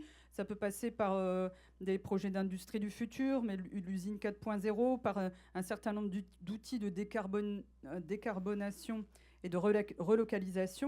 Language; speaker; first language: French; native; French